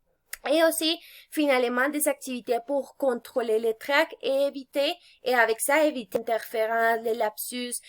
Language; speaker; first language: French; non-native, fluent; Spanish